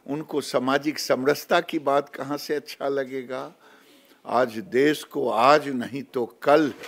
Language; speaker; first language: Hindi; native; Hindi